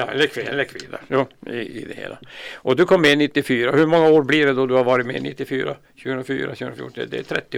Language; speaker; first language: Swedish; native; Swedish